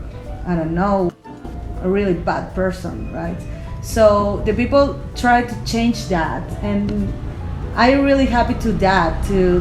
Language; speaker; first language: English; non-native, learner; Spanish